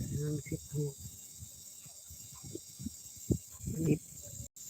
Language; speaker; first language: Thai; non-native, local second language; Northeastern Thai